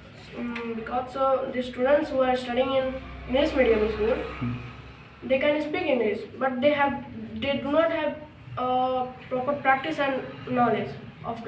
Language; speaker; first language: English; non-native, learner; Hindi